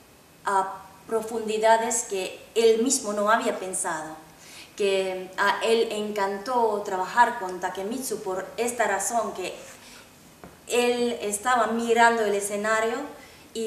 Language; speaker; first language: Spanish; non-native, fluent; Finnish